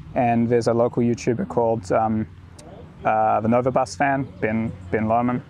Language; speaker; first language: English; native; English